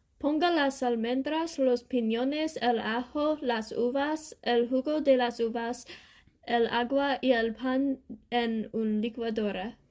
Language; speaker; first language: Spanish; non-native, learner; English